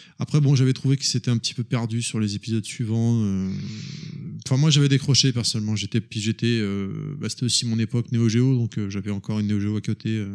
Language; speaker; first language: French; native; French